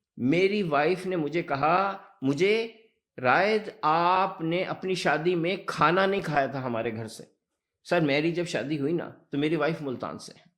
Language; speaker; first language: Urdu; early bilingual, heritage; Urdu